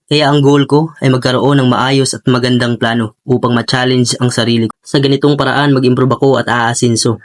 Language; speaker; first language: Filipino; non-native, local second language; Cebuano